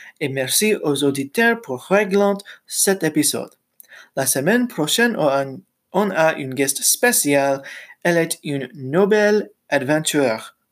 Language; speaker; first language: French; non-native, learner; English